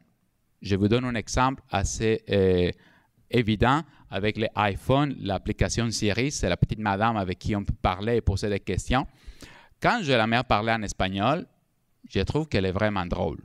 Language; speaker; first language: French; non-native, fluent; Spanish